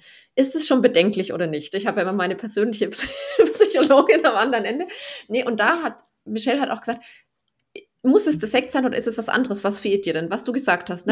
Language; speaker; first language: German; native; German